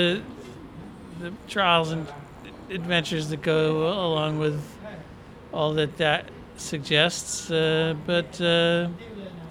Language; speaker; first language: English; native; English